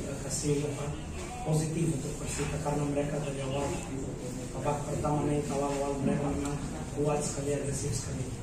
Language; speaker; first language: Indonesian; non-native, fluent; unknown